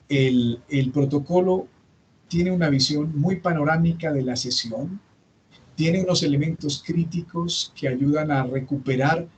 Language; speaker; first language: Spanish; native; Spanish